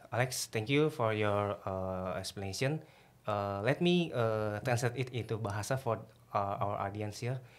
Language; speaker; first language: English; non-native, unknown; Indonesian